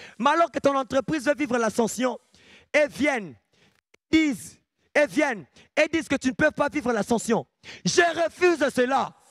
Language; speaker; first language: French; non-native, local second language; Lingala